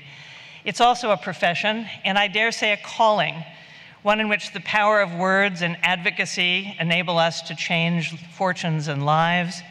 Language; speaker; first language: English; native; English